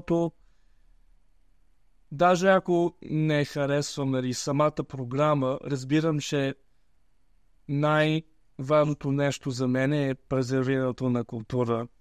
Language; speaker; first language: Bulgarian; early bilingual, heritage; Bulgarian